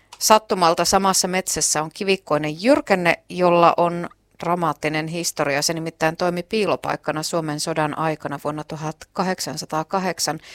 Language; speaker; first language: Finnish; native; Finnish